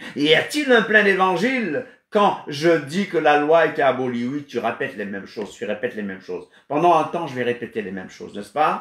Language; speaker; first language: French; non-native, fluent; Kabuverdianu